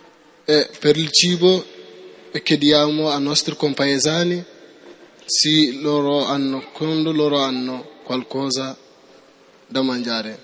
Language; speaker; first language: Italian; non-native, learner; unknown